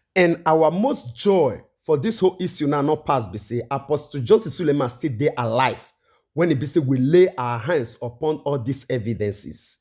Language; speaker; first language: Nigerian Pidgin; native; Nigerian Pidgin